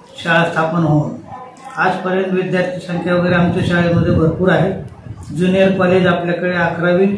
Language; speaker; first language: Marathi; native; Marathi